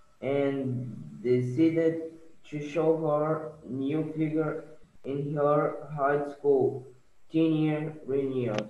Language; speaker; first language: English; non-native, learner; Portuguese